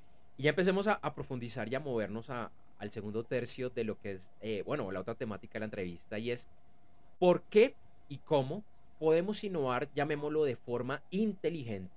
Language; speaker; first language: Spanish; native; Spanish